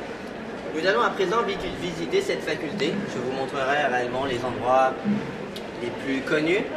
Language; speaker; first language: French; native; French